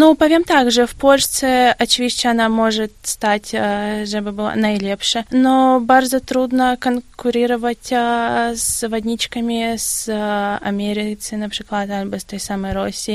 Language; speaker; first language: Polish; non-native, fluent; Russian